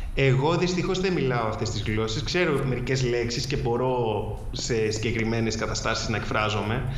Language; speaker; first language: Greek; early bilingual, heritage; English